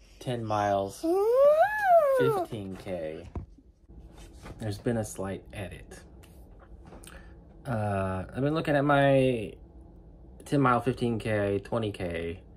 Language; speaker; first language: English; native; English